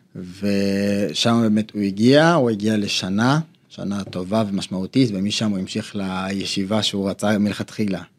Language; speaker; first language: Hebrew; early bilingual, other home language; Amharic